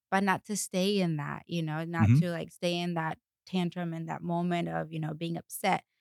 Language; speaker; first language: English; non-native, fluent; Spanish